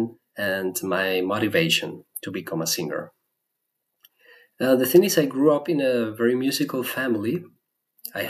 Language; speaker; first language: English; non-native, fluent; Spanish